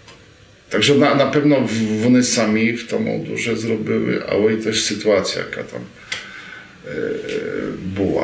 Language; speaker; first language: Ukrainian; early bilingual, heritage; Rusyn